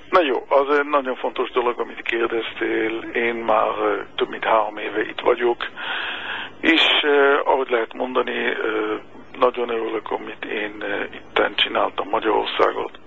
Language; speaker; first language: Hungarian; non-native, fluent; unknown